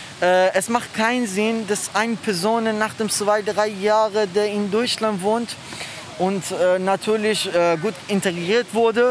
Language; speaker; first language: German; non-native, learner; Persian